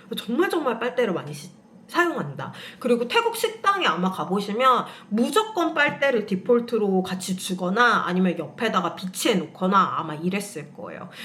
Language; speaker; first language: Korean; native; Korean